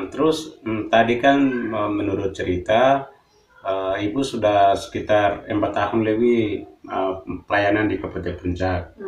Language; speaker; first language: Indonesian; non-native, local second language; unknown